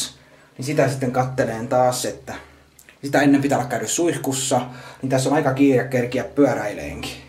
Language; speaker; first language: Finnish; native; Finnish